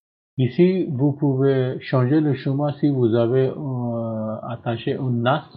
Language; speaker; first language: French; non-native, learner; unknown